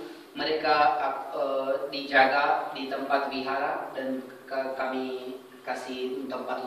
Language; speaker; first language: Indonesian; non-native, fluent; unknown